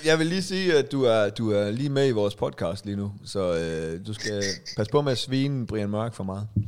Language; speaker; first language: Danish; native; Danish